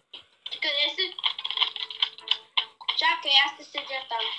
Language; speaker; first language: Bulgarian; early bilingual, heritage; English